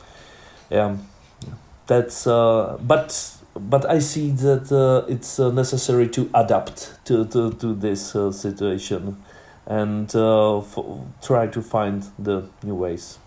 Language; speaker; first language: English; non-native, learner; Czech